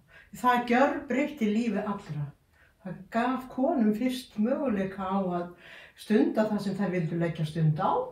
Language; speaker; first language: Icelandic; native; Icelandic